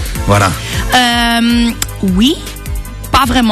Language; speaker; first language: French; non-native, local second language; Dutch